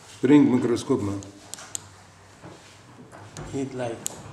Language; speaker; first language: English; non-native, learner; Arabic